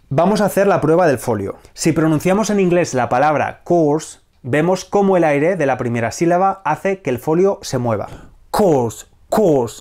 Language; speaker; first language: Spanish; native; Spanish